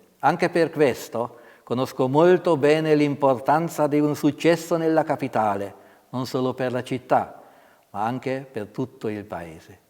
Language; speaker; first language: Italian; non-native, fluent; Hungarian